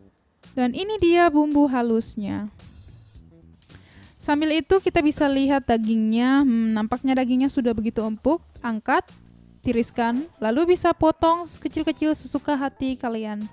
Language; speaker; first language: Indonesian; native; Indonesian